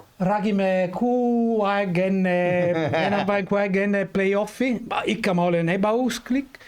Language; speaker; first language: Estonian; non-native, fluent; Italian